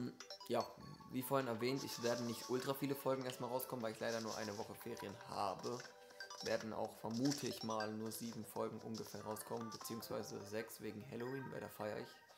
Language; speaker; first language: German; native; German